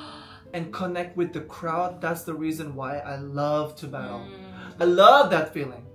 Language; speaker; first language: English; non-native, fluent; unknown